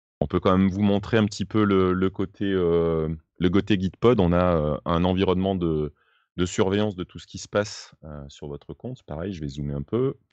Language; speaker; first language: French; native; French